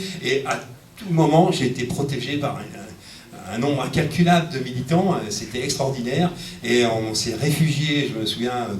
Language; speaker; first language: French; native; French